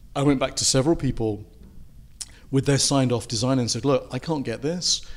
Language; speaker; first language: English; native; English